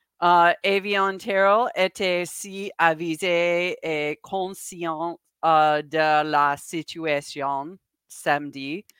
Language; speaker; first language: French; non-native, learner; English